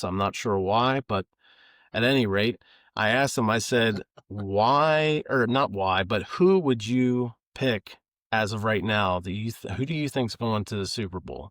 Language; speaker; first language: English; native; English